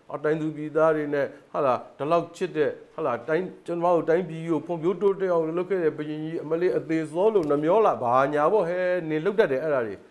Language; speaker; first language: Burmese; native; Burmese